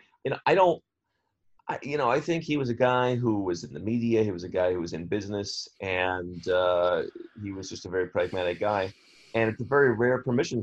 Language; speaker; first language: English; native; English